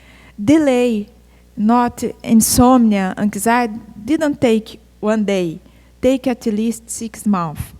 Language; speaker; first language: English; non-native, fluent; Portuguese